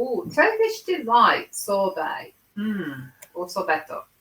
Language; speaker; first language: English; native; English